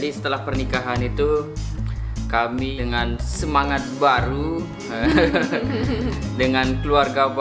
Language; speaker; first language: Indonesian; non-native, local second language; Sasak